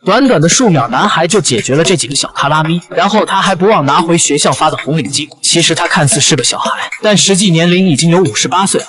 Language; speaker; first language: Chinese; native; Chinese